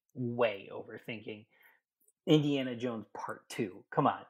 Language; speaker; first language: English; native; English